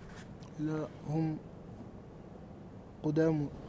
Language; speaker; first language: Arabic; non-native, learner; French